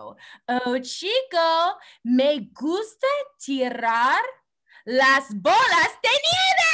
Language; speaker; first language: Spanish; non-native, fluent; English